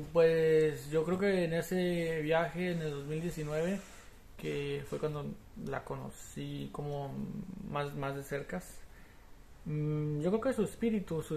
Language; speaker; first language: Spanish; early bilingual, heritage; Spanish